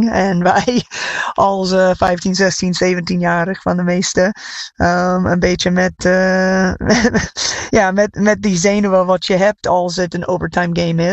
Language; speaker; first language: Dutch; non-native, fluent; English